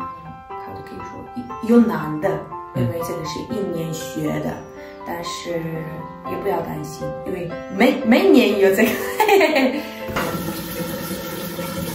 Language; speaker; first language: Chinese; non-native, learner; Ukrainian